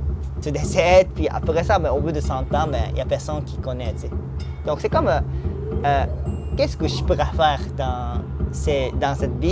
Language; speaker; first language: French; non-native, fluent; Japanese